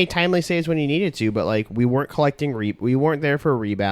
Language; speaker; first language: English; native; English